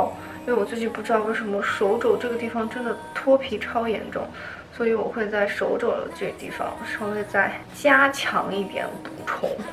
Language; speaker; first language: Chinese; native; Chinese